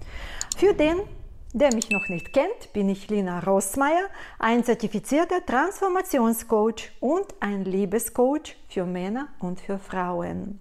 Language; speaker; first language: German; non-native, fluent; Russian